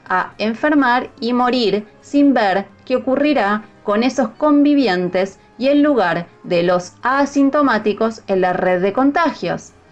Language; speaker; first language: Spanish; native; Spanish